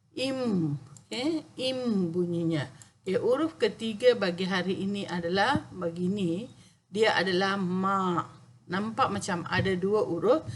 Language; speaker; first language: Malay; non-native, local second language; Tamil